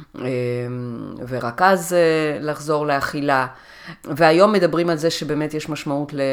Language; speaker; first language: Hebrew; early bilingual, other home language; Russian